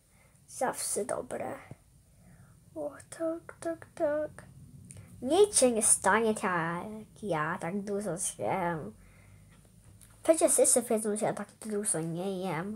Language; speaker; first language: Polish; early bilingual, heritage; Polish